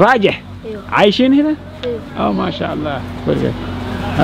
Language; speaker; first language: Arabic; non-native, learner; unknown